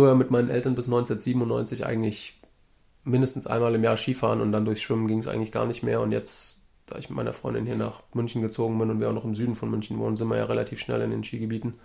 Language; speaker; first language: German; native; German